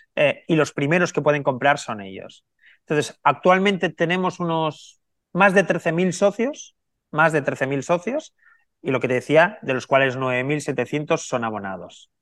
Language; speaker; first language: Spanish; native; Spanish